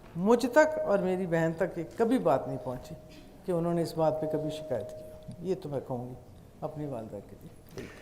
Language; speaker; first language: Urdu; native; Urdu